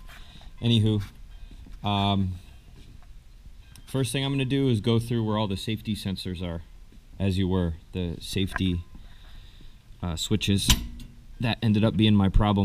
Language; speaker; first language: English; native; English